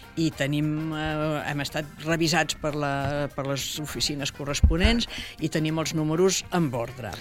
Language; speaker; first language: Catalan; native; Catalan